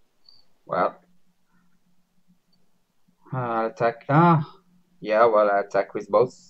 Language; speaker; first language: English; non-native, learner; Spanish